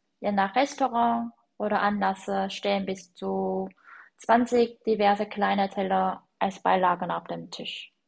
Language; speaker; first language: German; non-native, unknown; Korean